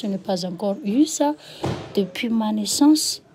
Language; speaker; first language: French; non-native, local second language; Malagasy